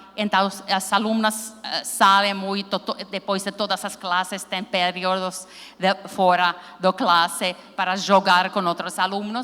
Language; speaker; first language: Portuguese; non-native, learner; Finnish